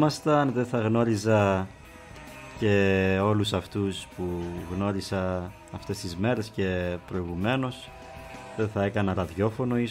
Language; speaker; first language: Greek; native; Greek